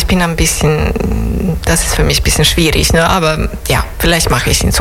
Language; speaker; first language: German; non-native, fluent; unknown